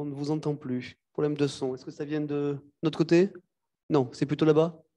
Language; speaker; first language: French; native; French